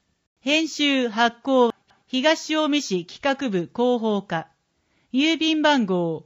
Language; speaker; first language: Japanese; native; Japanese